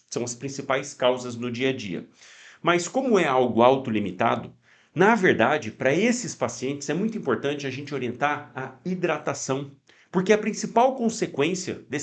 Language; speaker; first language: Portuguese; native; Portuguese